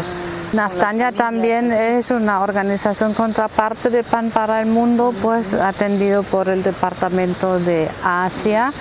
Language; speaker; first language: Spanish; non-native, fluent; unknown